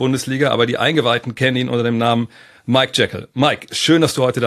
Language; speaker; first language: German; native; German